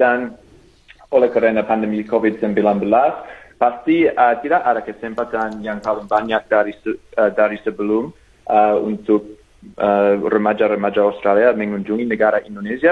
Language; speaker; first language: Indonesian; non-native, fluent; English